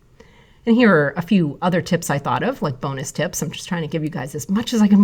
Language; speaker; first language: English; native; English